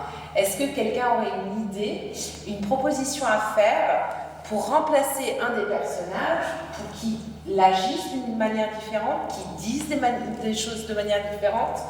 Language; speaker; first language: French; native; French